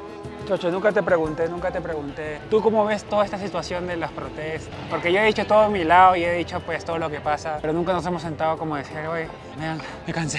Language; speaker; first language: Spanish; native; Spanish